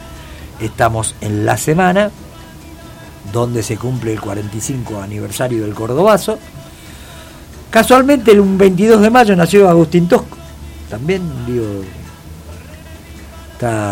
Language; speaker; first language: Spanish; native; Spanish